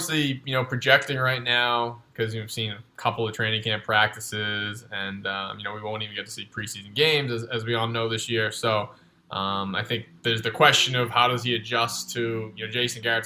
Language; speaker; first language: English; native; English